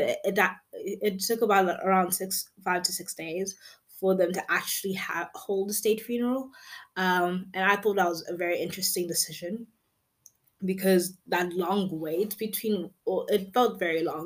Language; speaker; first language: English; native; English